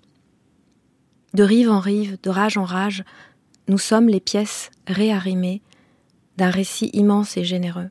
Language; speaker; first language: French; non-native, local second language; Kinyarwanda